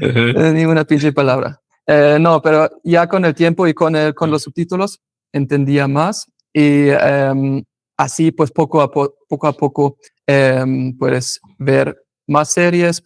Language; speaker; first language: Spanish; non-native, fluent; German